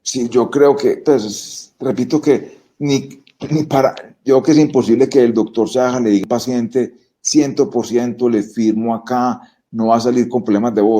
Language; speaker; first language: Spanish; native; Spanish